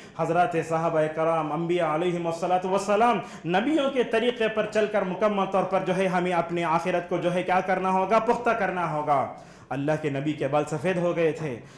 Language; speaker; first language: Urdu; native; Urdu